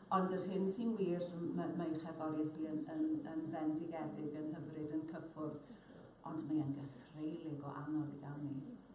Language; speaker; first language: Welsh; native; Welsh